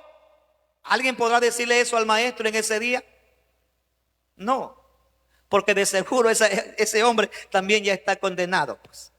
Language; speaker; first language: Spanish; native; Spanish